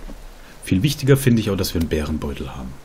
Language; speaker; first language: German; native; German